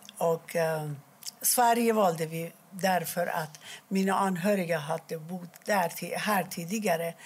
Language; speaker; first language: Swedish; non-native, fluent; Persian